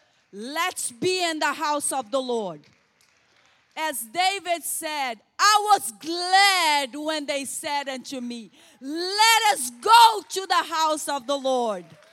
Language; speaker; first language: English; non-native, fluent; Portuguese